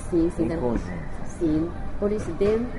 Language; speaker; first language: Portuguese; non-native, learner; Chinese